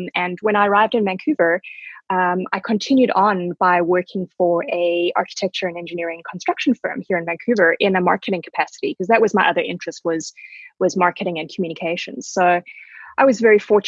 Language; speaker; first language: English; native; English